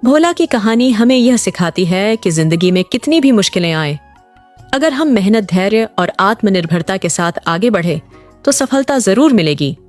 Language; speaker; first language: Hindi; native; Hindi